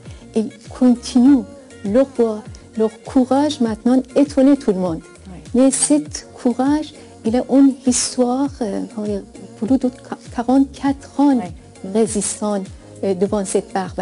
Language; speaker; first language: French; non-native, fluent; Persian